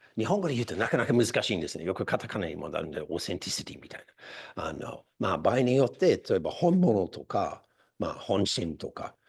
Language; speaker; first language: Japanese; non-native, fluent; English